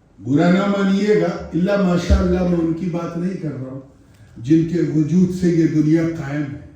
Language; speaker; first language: Urdu; native; Urdu